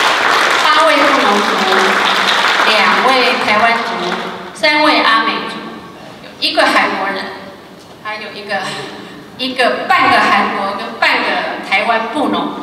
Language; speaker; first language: Chinese; non-native, local second language; Min Nan Chinese